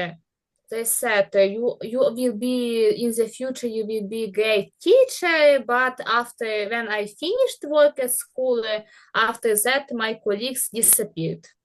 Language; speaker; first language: English; non-native, learner; Ukrainian